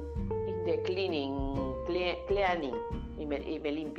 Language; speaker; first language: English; non-native, learner; Spanish